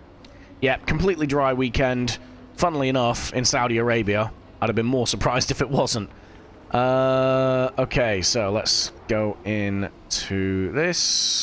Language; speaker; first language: English; native; English